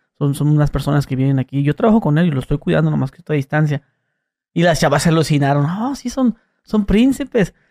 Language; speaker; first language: Spanish; native; Spanish